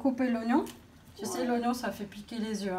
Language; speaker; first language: French; native; French